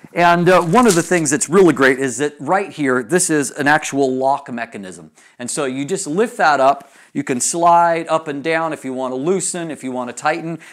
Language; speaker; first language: English; native; English